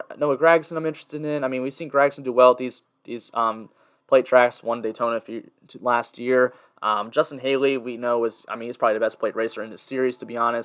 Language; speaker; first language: English; native; English